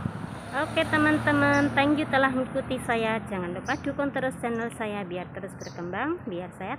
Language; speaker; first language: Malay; non-native, local second language; Javanese